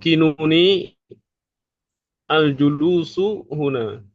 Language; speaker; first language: Arabic; non-native, learner; Indonesian